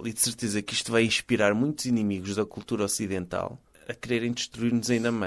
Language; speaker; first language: Portuguese; native; Portuguese